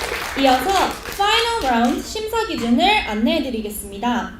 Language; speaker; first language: Korean; native; Korean